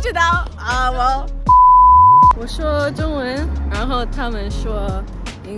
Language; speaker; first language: Chinese; non-native, learner; English